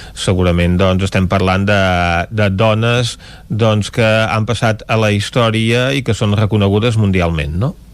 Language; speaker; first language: Catalan; native; Catalan